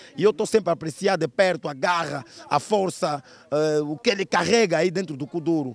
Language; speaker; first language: Portuguese; non-native, local second language; Kongo